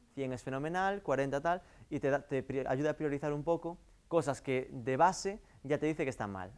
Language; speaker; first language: Spanish; native; Spanish